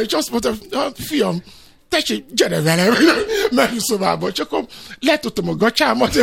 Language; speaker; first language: Hungarian; non-native, fluent; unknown